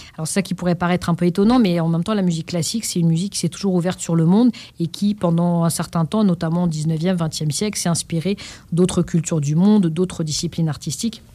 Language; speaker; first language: French; native; French